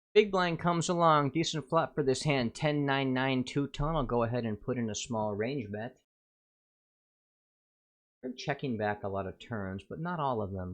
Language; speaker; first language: English; native; English